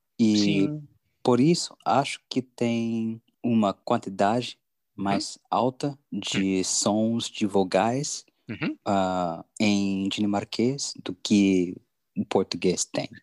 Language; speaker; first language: Portuguese; non-native, learner; English